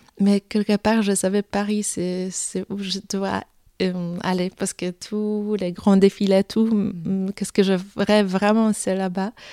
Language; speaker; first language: French; non-native, fluent; Polish